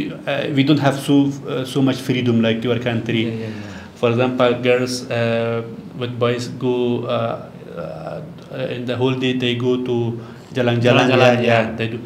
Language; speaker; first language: English; non-native, learner; Persian